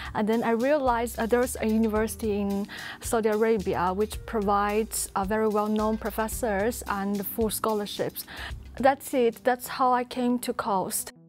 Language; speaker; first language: English; non-native, fluent; Chinese